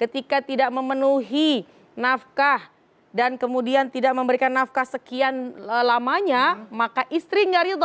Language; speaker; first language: Indonesian; native; Indonesian